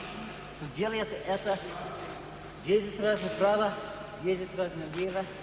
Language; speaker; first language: Russian; non-native, learner; English